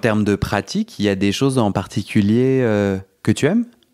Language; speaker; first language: French; native; French